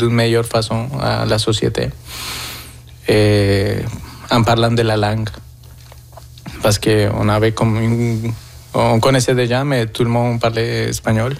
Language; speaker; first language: French; non-native, fluent; Spanish